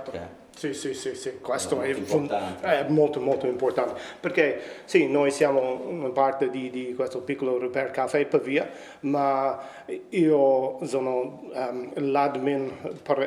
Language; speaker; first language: Italian; non-native, fluent; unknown